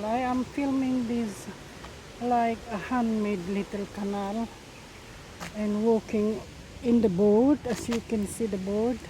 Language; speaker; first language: English; non-native, fluent; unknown